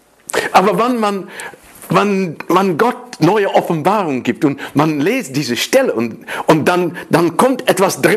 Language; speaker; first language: German; non-native, fluent; Dutch